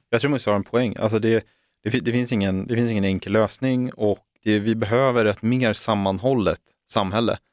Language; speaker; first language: Swedish; native; Swedish